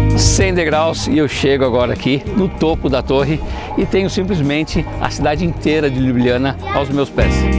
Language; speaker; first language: Portuguese; native; Portuguese